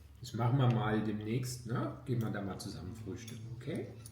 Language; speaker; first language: German; native; German